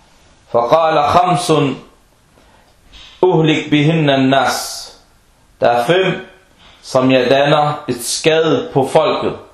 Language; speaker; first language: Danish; non-native, fluent; Arabic